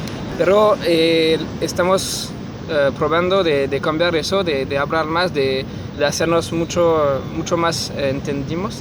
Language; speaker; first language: Spanish; non-native, learner; French